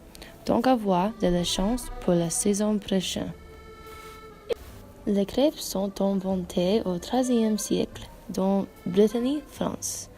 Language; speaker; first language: French; non-native, learner; English